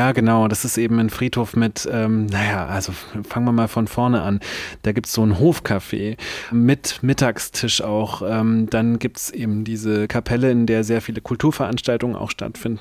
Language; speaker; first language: German; native; German